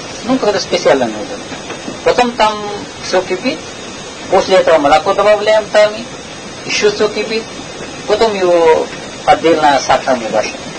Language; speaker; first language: Russian; non-native, learner; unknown